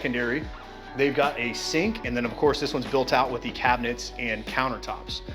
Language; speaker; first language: English; native; English